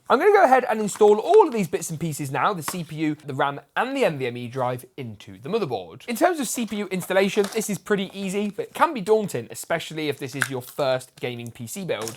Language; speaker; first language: English; native; English